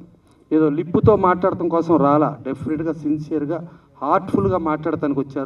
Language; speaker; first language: Telugu; native; Telugu